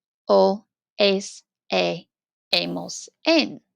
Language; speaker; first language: Spanish; non-native, fluent; English